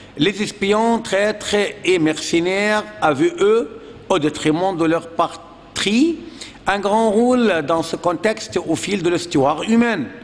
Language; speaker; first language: French; non-native, fluent; Arabic